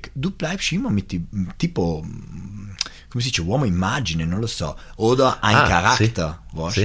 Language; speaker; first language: German; non-native, local second language; Italian